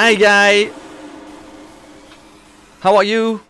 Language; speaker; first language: English; non-native, learner; French